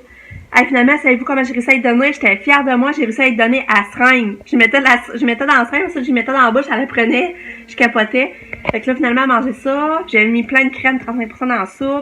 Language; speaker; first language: French; native; French